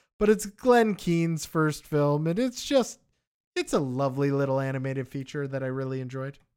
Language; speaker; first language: English; native; English